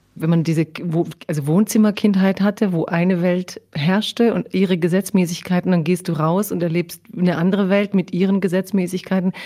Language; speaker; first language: German; early bilingual, other home language; Croatian